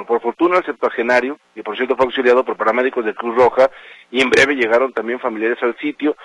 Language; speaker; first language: Spanish; native; Spanish